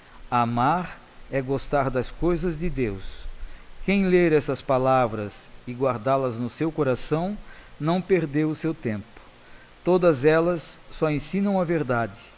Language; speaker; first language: Portuguese; native; Portuguese